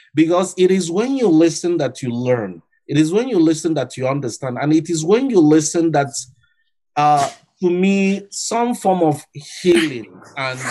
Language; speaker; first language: English; non-native, local second language; Igbo